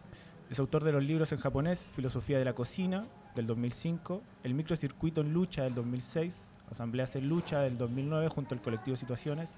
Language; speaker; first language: Spanish; native; Spanish